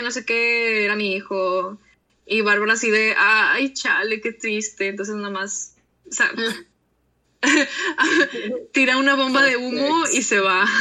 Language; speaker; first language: Spanish; native; Spanish